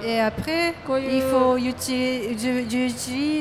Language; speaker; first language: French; non-native, learner; Japanese